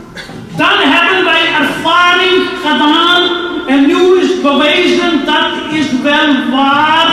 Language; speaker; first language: Dutch; non-native, fluent; Urdu